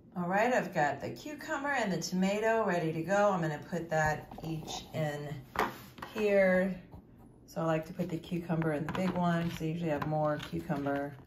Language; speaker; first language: English; native; English